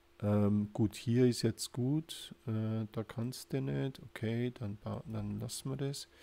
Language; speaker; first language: German; native; German